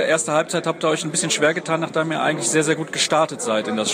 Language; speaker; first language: German; native; German